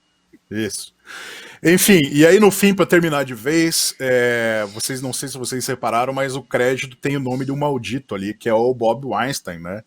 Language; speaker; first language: Portuguese; native; Portuguese